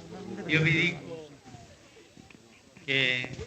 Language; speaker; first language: Italian; early bilingual, heritage; Spanish